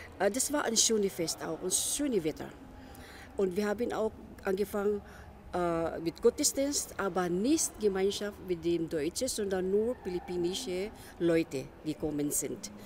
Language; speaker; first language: German; non-native, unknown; Filipino